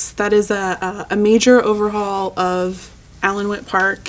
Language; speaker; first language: English; native; English